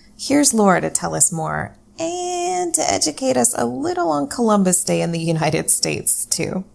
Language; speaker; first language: English; native; English